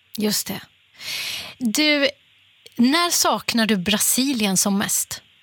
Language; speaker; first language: Swedish; native; Swedish